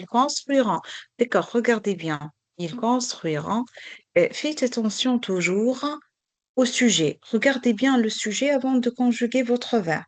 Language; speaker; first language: French; non-native, local second language; Arabic